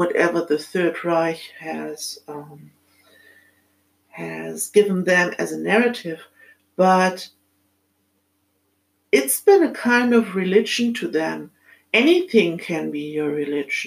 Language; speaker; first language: English; non-native, fluent; German